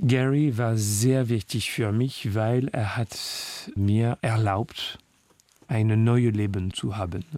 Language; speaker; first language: German; non-native, learner; French